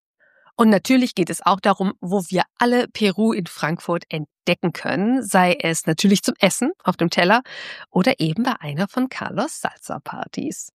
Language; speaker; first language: German; native; German